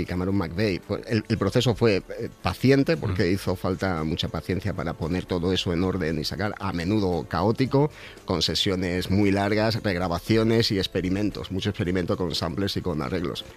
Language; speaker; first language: Spanish; native; Spanish